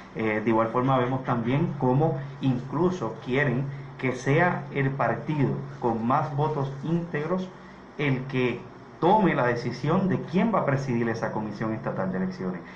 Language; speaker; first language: Spanish; native; Spanish